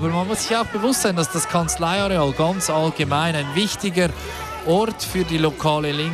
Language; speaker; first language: German; native; German